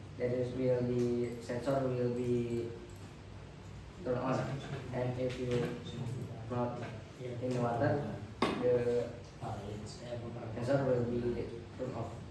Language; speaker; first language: English; non-native, learner; Indonesian